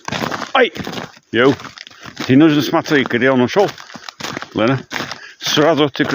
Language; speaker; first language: Russian; non-native, learner; English